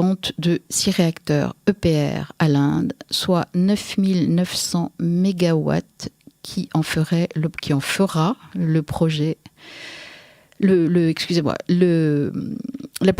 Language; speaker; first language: French; native; French